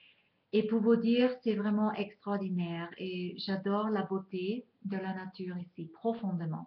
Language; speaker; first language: French; non-native, fluent; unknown